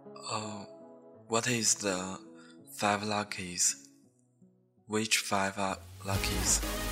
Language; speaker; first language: English; non-native, learner; Chinese